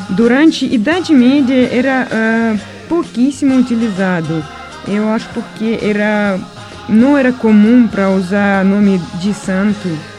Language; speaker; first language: Portuguese; non-native, fluent; Russian